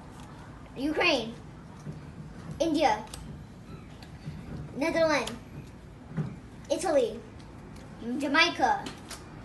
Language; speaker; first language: English; non-native, local second language; Mizo